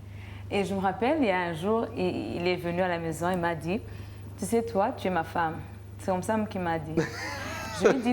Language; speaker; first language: French; non-native, local second language; Rundi